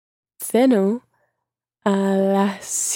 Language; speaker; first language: Spanish; non-native, learner; English